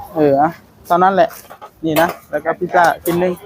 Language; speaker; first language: Thai; native; Thai